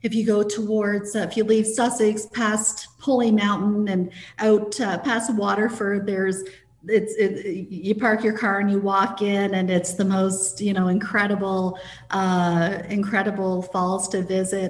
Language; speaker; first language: English; native; English